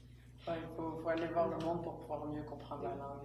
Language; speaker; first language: French; native; French